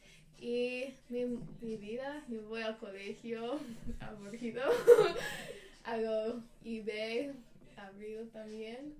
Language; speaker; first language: Spanish; non-native, learner; English